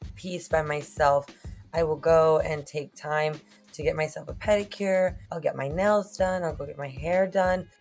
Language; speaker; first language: English; early bilingual, other home language; Spanish